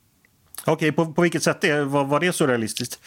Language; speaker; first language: Swedish; native; Swedish